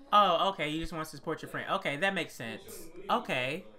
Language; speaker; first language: English; native; English